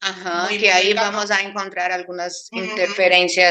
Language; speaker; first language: Spanish; non-native, fluent; Portuguese